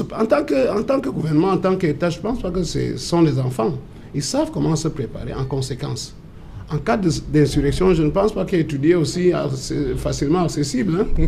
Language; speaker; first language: French; non-native, local second language; English